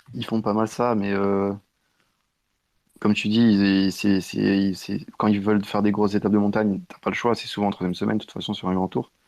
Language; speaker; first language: French; native; French